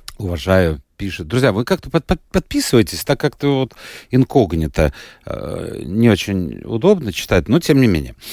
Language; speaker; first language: Russian; native; Russian